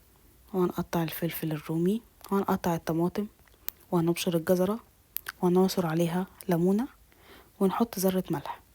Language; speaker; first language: Arabic; native; Arabic